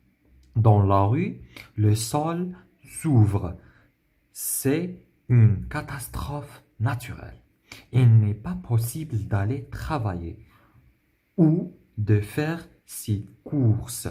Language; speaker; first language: French; non-native, local second language; Arabic